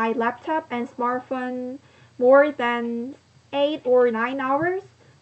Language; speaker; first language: English; non-native, learner; Korean